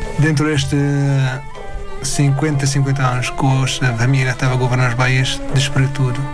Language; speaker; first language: Portuguese; non-native, learner; Arabic